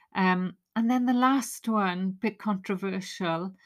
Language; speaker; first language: English; native; English